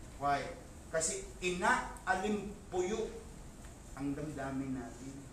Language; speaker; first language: Filipino; native; Filipino